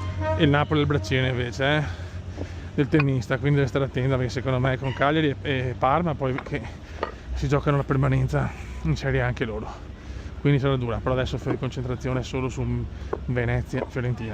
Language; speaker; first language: Italian; native; Italian